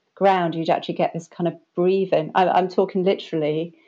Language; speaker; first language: English; native; English